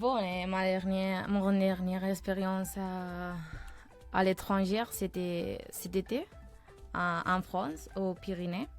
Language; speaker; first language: French; non-native, fluent; Spanish